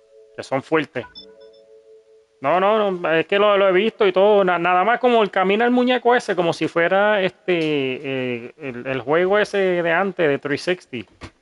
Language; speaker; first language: Spanish; early bilingual, heritage; Spanish